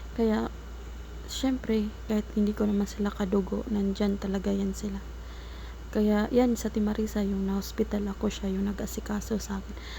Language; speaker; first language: Filipino; non-native, local second language; Cebuano